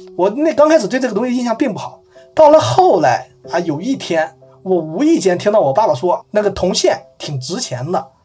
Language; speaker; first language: Chinese; native; Chinese